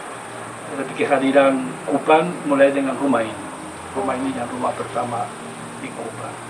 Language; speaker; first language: Indonesian; non-native, fluent; Spanish